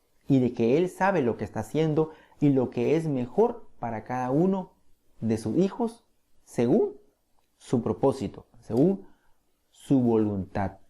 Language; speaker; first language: Spanish; native; Spanish